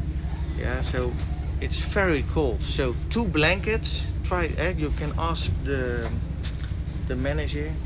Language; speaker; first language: English; non-native, learner; Dutch